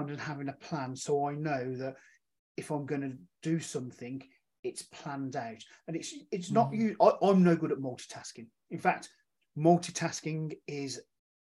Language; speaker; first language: English; native; English